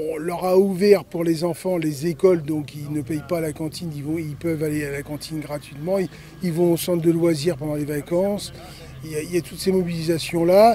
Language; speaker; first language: French; native; French